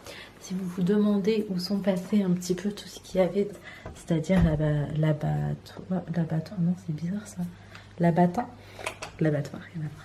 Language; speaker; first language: French; native; French